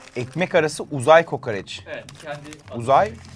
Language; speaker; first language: Turkish; native; Turkish